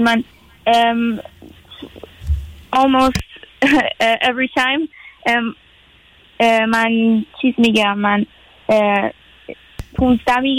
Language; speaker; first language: Persian; early bilingual, heritage; Persian